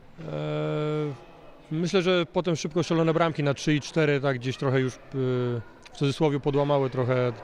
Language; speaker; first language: Polish; native; Polish